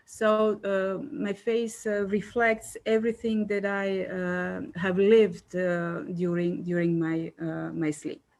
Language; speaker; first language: English; non-native, fluent; Serbian